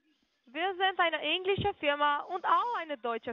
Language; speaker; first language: German; non-native, fluent; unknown